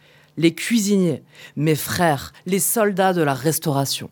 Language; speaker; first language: French; native; French